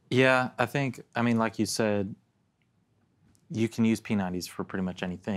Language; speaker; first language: English; native; English